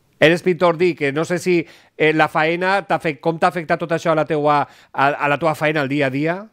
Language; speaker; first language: Catalan; native; Catalan